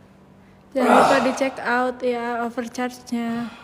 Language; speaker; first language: Indonesian; native; Indonesian